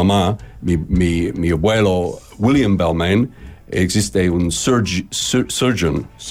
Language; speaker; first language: Spanish; non-native, learner; English